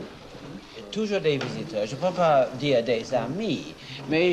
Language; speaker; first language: French; non-native, learner; English